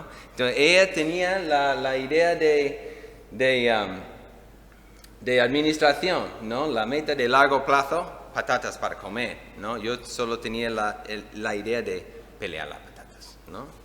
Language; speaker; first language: Spanish; non-native, fluent; English